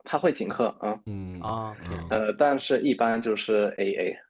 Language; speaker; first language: Chinese; non-native, fluent; Spanish